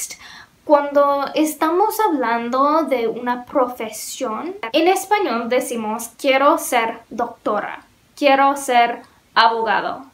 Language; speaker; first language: Spanish; non-native, learner; English